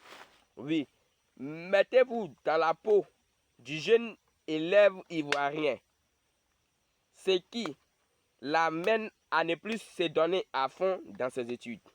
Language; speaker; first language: French; non-native, local second language; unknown